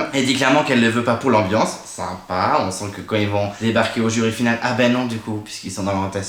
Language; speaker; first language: French; native; French